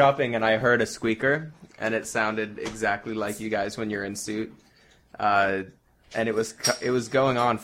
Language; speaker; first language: English; native; English